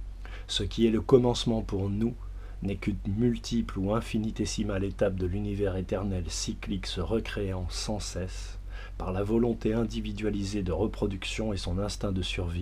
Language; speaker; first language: French; native; French